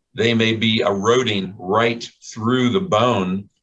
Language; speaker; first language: English; native; English